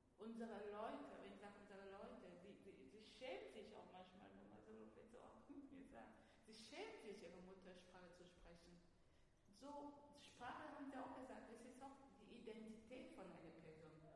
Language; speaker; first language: German; non-native, fluent; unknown